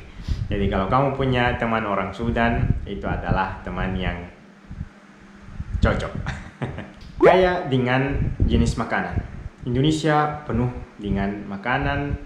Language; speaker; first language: Indonesian; non-native, fluent; Arabic